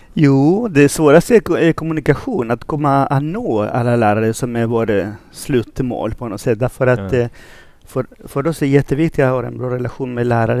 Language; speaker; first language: Swedish; non-native, fluent; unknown